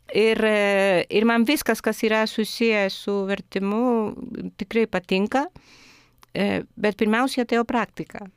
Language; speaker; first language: Lithuanian; non-native, fluent; Spanish